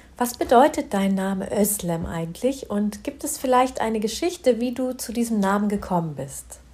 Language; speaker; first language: German; early bilingual, other home language; Turkish